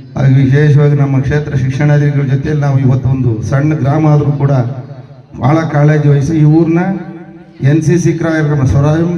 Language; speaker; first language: Kannada; non-native, local second language; Telugu